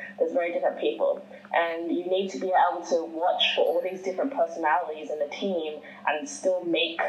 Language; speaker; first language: English; early bilingual, other home language; Chinese